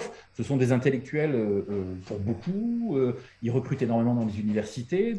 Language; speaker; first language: French; native; French